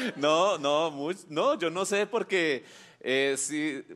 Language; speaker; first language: Spanish; native; Spanish